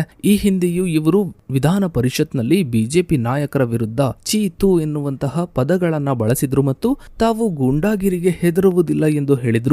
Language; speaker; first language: Kannada; native; Kannada